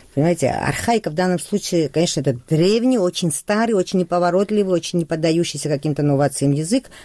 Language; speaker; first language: Russian; non-native, local second language; Georgian